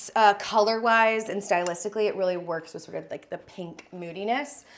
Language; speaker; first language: English; native; English